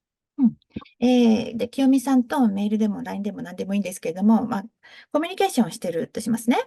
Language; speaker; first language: Japanese; non-native, fluent; English